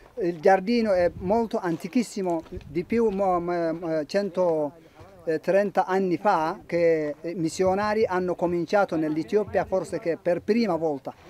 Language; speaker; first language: Italian; non-native, learner; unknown